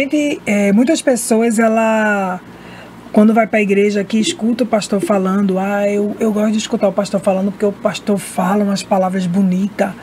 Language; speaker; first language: Portuguese; native; Portuguese